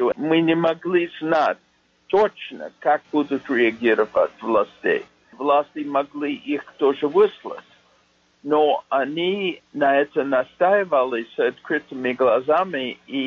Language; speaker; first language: Russian; non-native, fluent; English